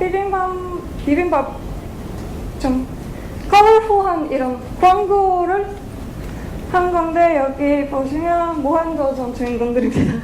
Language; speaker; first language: Korean; non-native, fluent; Bulgarian